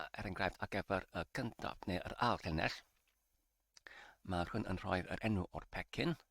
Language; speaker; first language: Welsh; non-native, learner; English